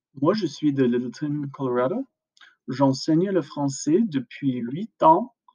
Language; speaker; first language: French; non-native, fluent; English